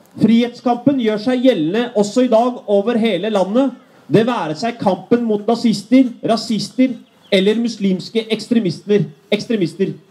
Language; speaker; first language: Norwegian; early bilingual, other home language; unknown